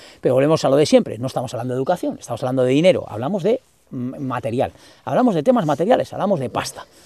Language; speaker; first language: Spanish; native; Spanish